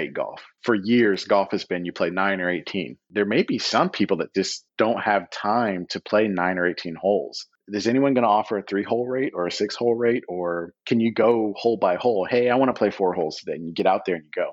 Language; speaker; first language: English; native; English